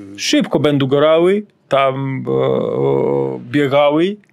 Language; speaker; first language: Polish; non-native, learner; Serbian